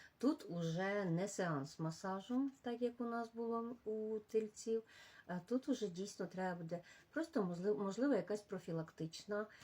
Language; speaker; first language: Ukrainian; non-native, local second language; Russian